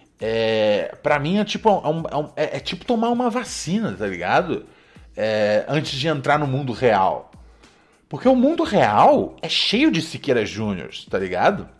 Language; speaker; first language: Portuguese; native; Portuguese